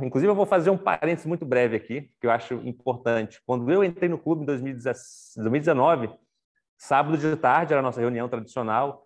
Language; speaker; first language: Portuguese; native; Portuguese